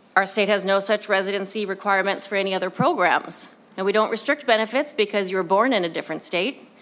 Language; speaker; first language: English; native; English